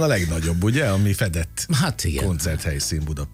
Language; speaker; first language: Hungarian; native; Hungarian